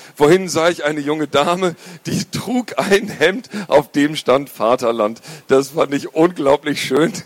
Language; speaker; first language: German; native; German